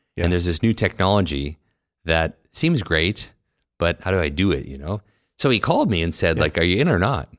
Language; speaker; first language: English; native; English